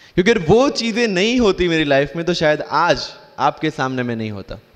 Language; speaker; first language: Hindi; non-native, local second language; Gujarati